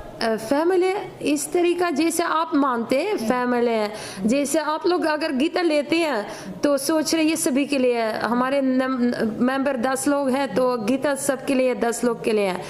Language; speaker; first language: Hindi; non-native, learner; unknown